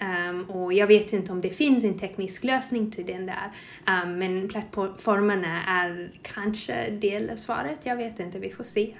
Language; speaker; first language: Swedish; non-native, fluent; English